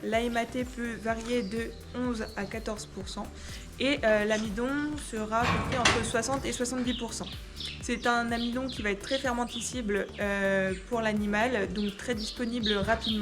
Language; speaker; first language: French; native; French